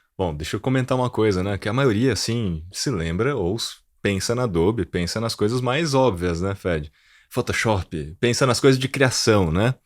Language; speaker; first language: Portuguese; native; Portuguese